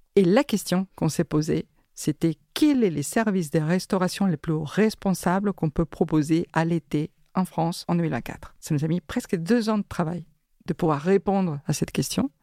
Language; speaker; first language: French; non-native, fluent; Spanish